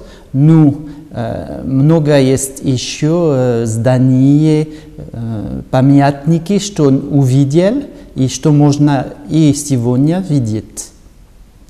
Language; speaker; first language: Russian; non-native, learner; French